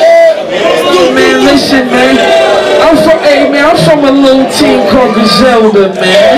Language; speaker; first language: English; native; English